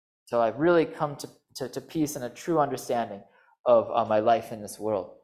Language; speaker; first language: English; native; English